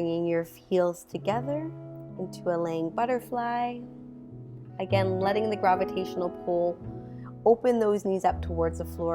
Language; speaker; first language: English; native; English